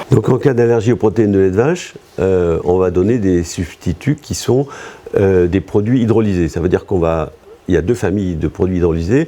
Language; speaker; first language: French; native; French